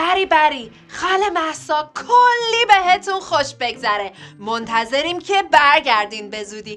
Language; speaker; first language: Persian; native; Persian